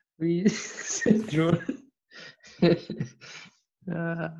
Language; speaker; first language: French; non-native, learner; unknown